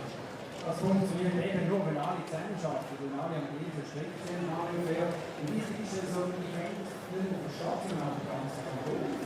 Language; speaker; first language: German; native; German